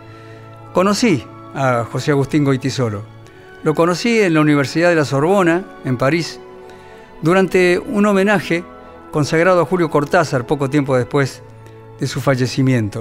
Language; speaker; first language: Spanish; native; Spanish